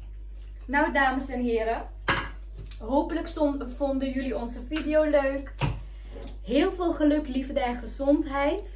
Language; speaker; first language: Dutch; native; Dutch